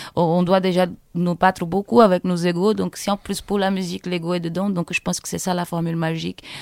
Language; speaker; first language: French; non-native, fluent; Portuguese